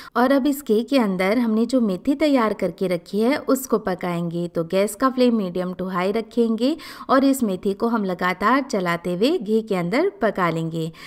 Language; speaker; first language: Hindi; native; Hindi